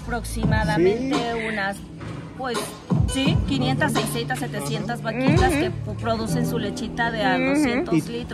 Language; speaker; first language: Spanish; native; Spanish